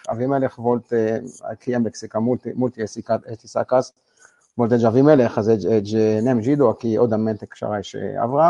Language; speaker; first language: Hungarian; non-native, learner; Hebrew